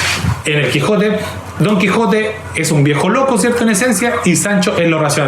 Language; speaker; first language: Spanish; native; Spanish